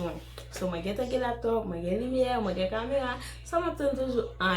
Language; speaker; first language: French; non-native, learner; Haitian Creole